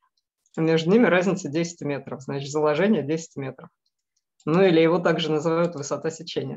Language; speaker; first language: Russian; native; Russian